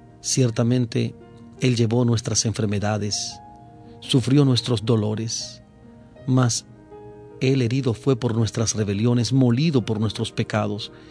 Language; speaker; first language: Spanish; native; Spanish